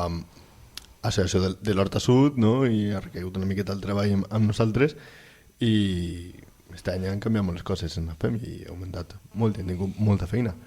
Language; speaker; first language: Catalan; native; Catalan